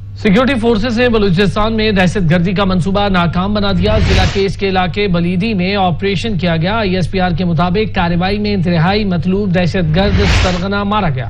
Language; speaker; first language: Urdu; native; Urdu